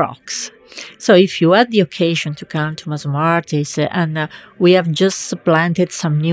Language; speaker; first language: English; non-native, fluent; Italian